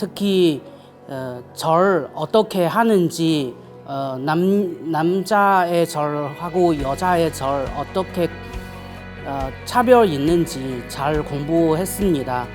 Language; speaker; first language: Korean; non-native, learner; Chinese